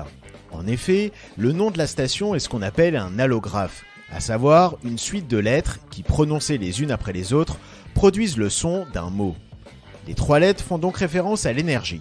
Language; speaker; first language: French; native; French